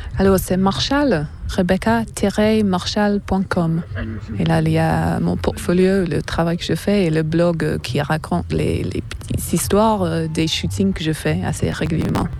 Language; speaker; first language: French; non-native, fluent; English